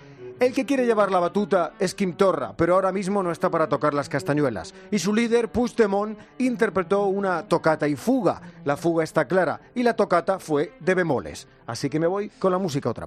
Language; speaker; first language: Spanish; native; Spanish